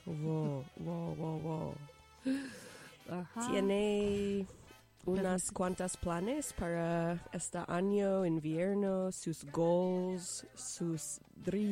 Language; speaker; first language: Spanish; non-native, learner; English